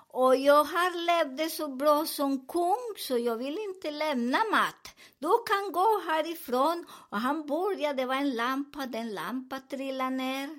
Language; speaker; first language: Swedish; non-native, learner; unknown